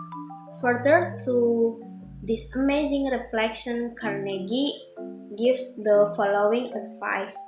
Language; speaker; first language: English; non-native, fluent; Indonesian